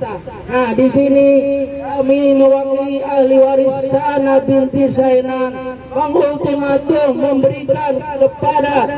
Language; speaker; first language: Indonesian; native; Indonesian